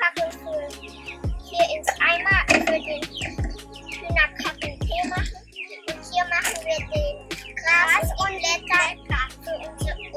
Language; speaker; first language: German; early bilingual, heritage; German